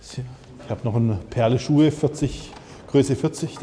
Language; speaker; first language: German; native; German